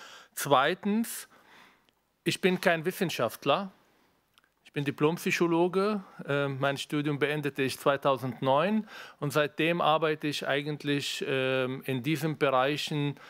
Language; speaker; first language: German; non-native, fluent; Arabic